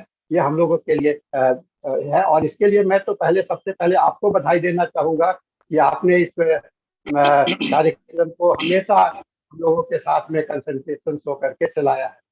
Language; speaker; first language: Hindi; native; Hindi